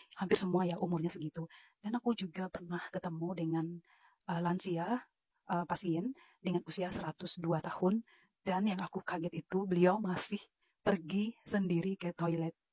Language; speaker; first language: Indonesian; native; Indonesian